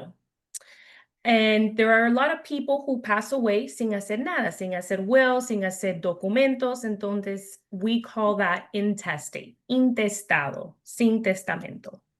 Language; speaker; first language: Spanish; early bilingual, heritage; English